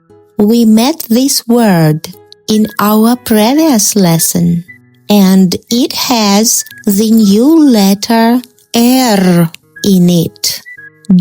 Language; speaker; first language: English; non-native, fluent; Russian